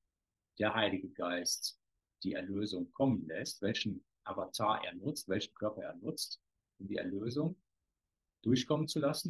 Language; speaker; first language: German; native; German